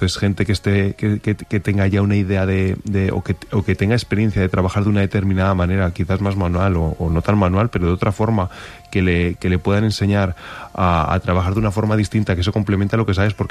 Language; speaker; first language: Spanish; native; Spanish